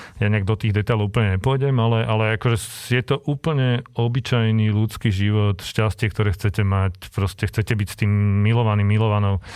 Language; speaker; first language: Slovak; native; Slovak